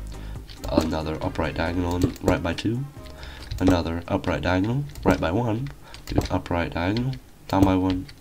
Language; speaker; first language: English; native; English